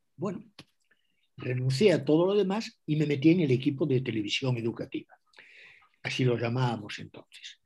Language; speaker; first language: Spanish; non-native, local second language; Galician